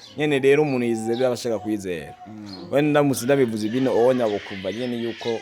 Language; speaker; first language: Rundi; native; Rundi